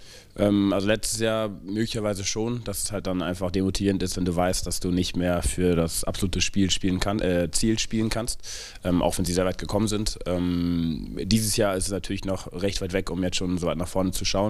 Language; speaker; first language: German; native; German